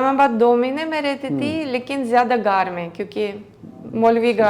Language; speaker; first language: Hindi; non-native, learner; Greek